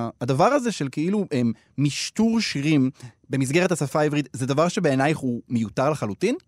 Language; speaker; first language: Hebrew; native; Hebrew